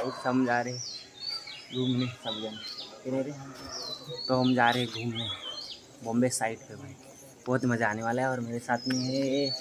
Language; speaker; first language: Hindi; non-native, local second language; Marathi